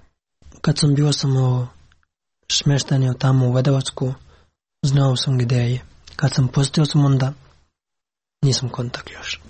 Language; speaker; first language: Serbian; non-native, learner; Pashto